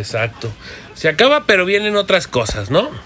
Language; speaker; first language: Spanish; native; Spanish